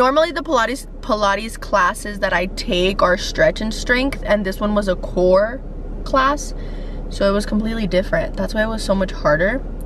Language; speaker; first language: English; early bilingual, other home language; Spanish